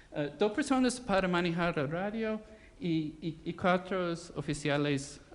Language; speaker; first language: Spanish; non-native, fluent; English